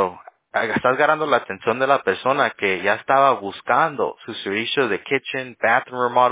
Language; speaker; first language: Spanish; early bilingual, heritage; Spanish